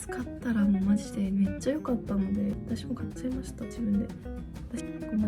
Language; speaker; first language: Japanese; non-native, fluent; Korean